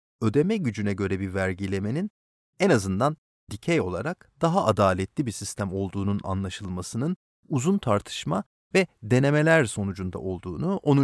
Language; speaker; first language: Turkish; native; Turkish